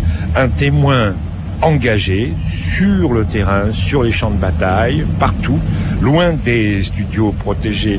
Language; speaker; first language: French; native; French